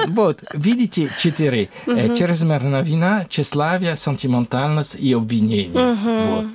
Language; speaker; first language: Russian; non-native, learner; French